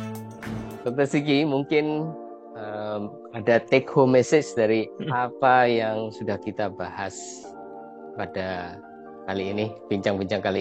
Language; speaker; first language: Indonesian; native; Indonesian